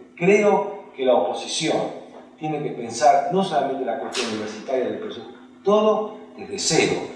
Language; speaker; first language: Spanish; early bilingual, other home language; Hungarian